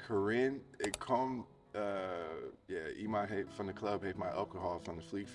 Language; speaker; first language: Dutch; non-native, fluent; English